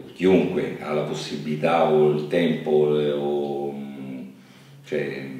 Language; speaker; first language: Italian; native; Italian